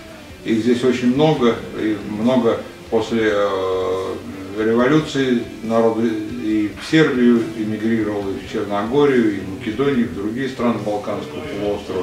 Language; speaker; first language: Russian; native; Russian